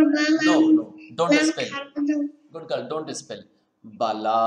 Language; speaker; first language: English; non-native, fluent; Bangla